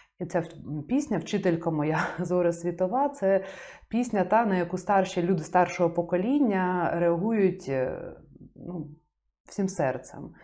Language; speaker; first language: Ukrainian; native; Ukrainian